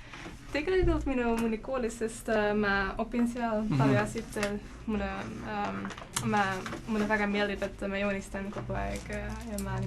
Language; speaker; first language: Estonian; non-native, learner; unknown